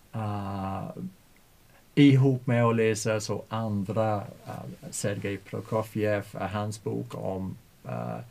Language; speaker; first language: Swedish; non-native, fluent; English